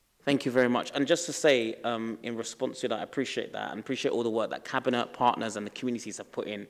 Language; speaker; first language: English; native; English